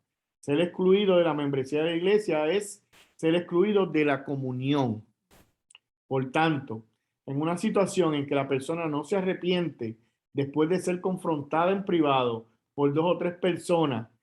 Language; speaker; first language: Spanish; native; Spanish